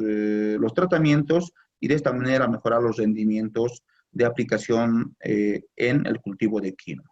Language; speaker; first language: Spanish; native; Spanish